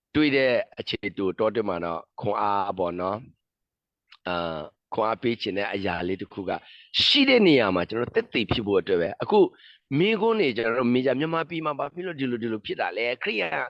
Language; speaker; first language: Burmese; non-native, local second language; S'gaw Karen